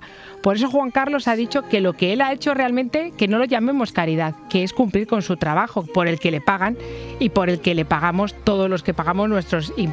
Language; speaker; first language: Spanish; native; Spanish